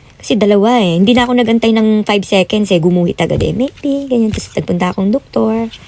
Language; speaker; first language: Filipino; native; Filipino